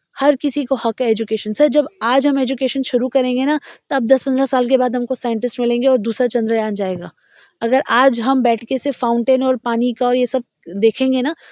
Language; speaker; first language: Hindi; native; Hindi